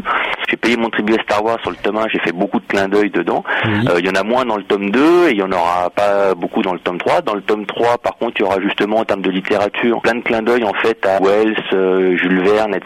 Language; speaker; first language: French; native; French